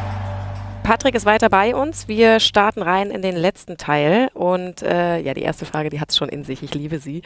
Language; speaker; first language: German; native; German